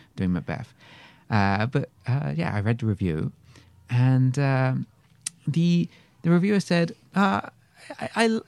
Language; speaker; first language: English; native; English